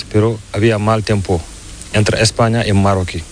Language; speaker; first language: Spanish; non-native, learner; Fula